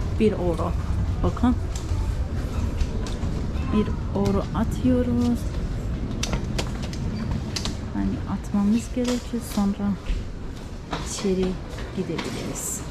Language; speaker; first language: Turkish; non-native, learner; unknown